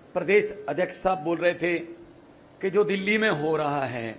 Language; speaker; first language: Hindi; non-native, local second language; Punjabi